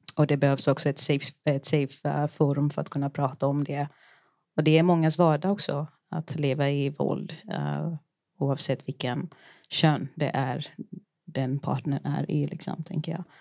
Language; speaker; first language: Swedish; early bilingual, other home language; Yoruba